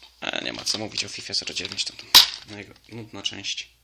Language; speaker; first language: Polish; native; Polish